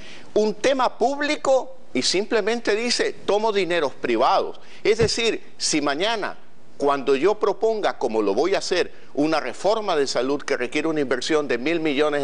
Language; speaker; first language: Spanish; native; Spanish